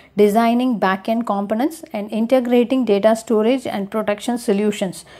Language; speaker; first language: English; non-native, local second language; Tamil